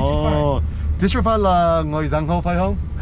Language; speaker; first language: Vietnamese; non-native, learner; English